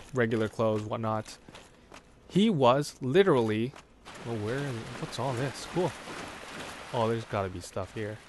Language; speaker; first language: English; non-native, local second language; Cantonese